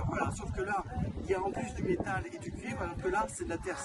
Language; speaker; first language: French; native; French